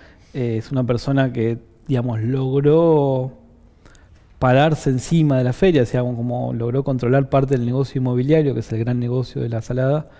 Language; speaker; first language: Spanish; native; Spanish